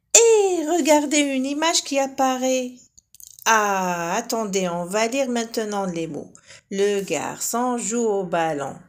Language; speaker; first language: French; non-native, local second language; Arabic